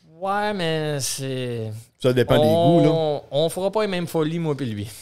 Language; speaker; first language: French; native; French